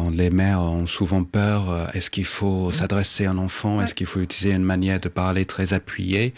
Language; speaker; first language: French; non-native, fluent; English